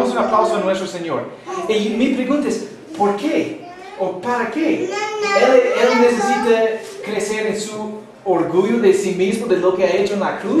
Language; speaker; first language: Spanish; non-native, fluent; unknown